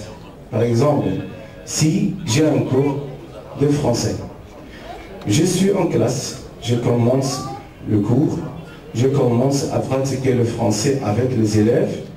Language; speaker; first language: French; non-native, fluent; Arabic